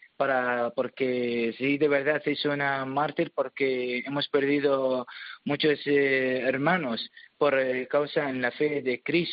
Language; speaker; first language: Spanish; non-native, learner; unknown